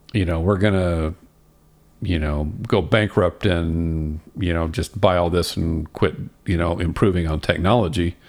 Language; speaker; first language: English; native; English